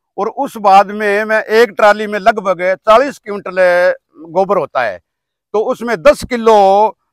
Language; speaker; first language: Hindi; native; Hindi